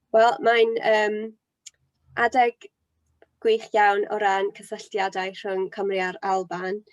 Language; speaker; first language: Welsh; non-native, local second language; English